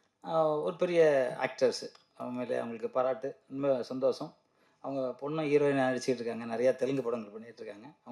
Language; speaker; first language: Tamil; native; Tamil